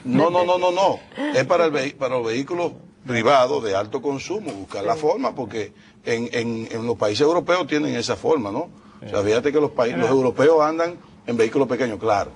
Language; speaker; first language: Spanish; native; Spanish